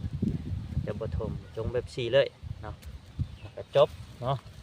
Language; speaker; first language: Thai; non-native, local second language; Lao